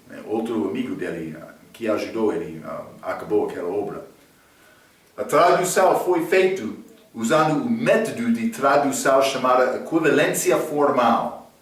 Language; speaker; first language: Portuguese; non-native, fluent; English